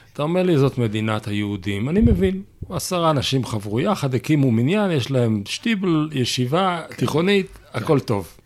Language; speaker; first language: Hebrew; native; Hebrew